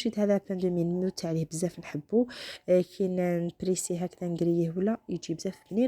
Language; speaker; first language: Arabic; native; Arabic